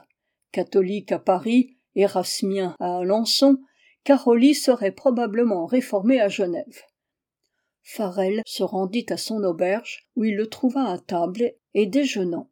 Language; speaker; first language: French; native; French